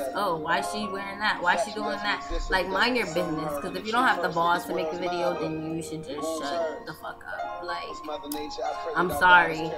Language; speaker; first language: English; native; English